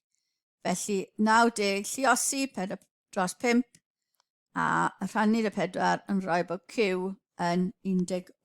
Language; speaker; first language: Welsh; native; Welsh